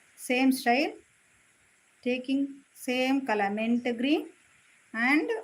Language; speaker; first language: English; non-native, local second language; Tamil